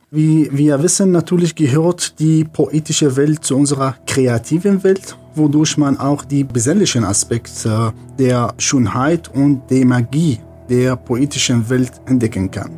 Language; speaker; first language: German; non-native, fluent; Arabic